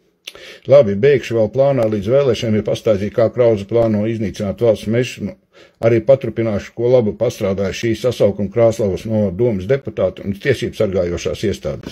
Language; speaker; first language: Latvian; native; Latvian